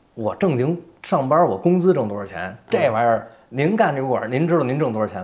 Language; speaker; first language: Chinese; native; Chinese